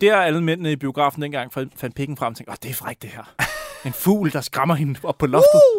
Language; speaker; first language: Danish; native; Danish